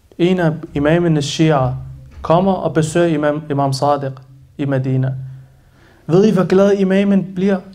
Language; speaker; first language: Danish; early bilingual, other home language; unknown